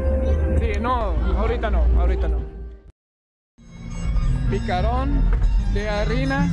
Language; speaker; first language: Spanish; non-native, fluent; German